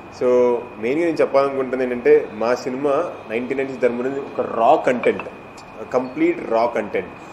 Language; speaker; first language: Telugu; native; Telugu